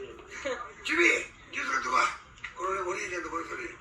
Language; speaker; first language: Japanese; native; Japanese